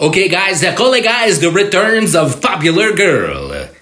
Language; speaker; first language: English; native; English